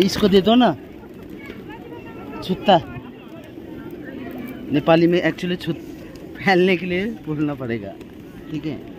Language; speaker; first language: Hindi; non-native, local second language; Nepali